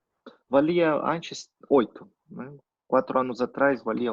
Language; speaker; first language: Portuguese; non-native, fluent; Russian